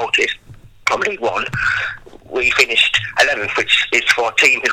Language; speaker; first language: English; native; English